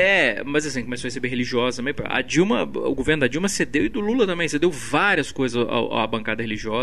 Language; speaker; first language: Portuguese; native; Portuguese